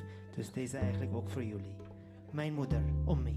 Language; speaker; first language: Dutch; non-native, fluent; Arabic